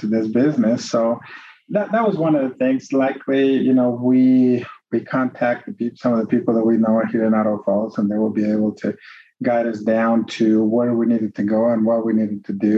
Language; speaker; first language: English; non-native, fluent; Spanish